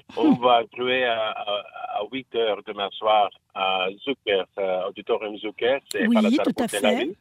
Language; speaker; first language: French; non-native, fluent; English